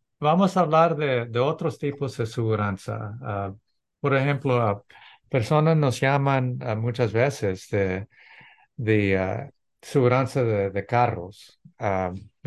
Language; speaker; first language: Spanish; early bilingual, heritage; English